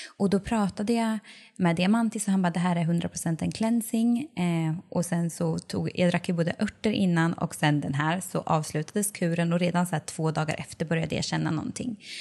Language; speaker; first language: Swedish; native; Swedish